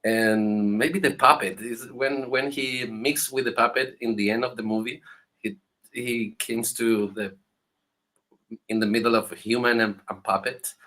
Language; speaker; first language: English; non-native, learner; Spanish